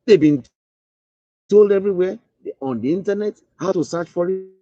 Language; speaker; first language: English; non-native, local second language; Yoruba